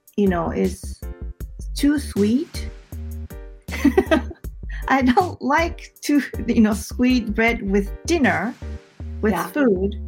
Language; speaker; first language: English; non-native, fluent; Japanese